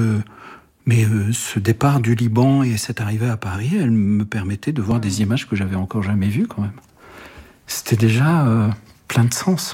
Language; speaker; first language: French; early bilingual, other home language; Arabic